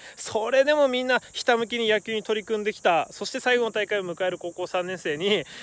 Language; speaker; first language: Japanese; native; Japanese